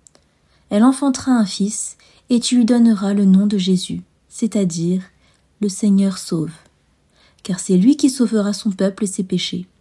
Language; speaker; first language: French; native; French